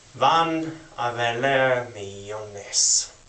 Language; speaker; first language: Spanish; non-native, learner; English